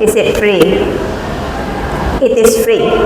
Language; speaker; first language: English; non-native, fluent; Indonesian